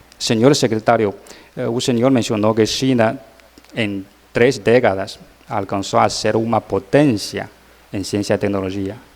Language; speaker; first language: Portuguese; non-native, learner; Chinese